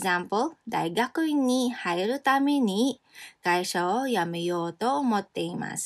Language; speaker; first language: Japanese; non-native, fluent; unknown